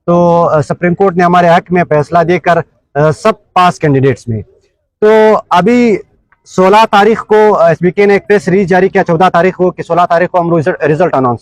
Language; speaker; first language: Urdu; non-native, local second language; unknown